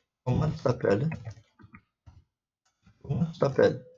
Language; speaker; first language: French; non-native, fluent; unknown